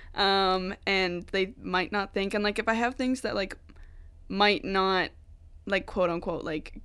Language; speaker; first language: English; native; English